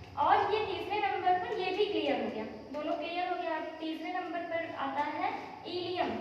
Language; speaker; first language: Hindi; native; Hindi